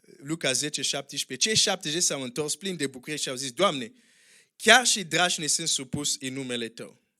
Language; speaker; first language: Romanian; non-native, fluent; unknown